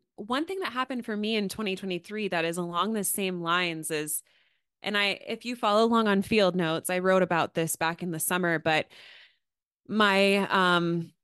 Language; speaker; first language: English; native; English